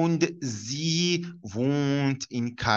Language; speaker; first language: German; non-native, fluent; Arabic